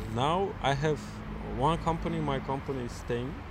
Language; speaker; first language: English; non-native, learner; Uzbek